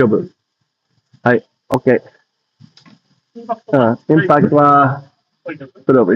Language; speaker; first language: Japanese; non-native, learner; English